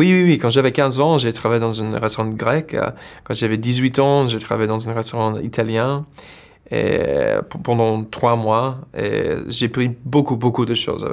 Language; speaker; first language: French; non-native, learner; English